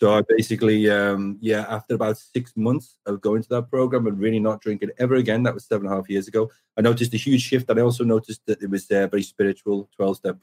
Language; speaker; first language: English; native; English